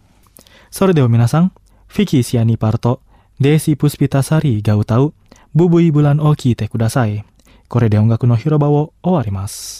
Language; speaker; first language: Japanese; non-native, fluent; Indonesian